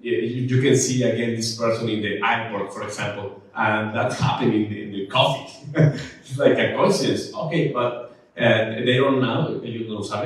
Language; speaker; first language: English; non-native, learner; Spanish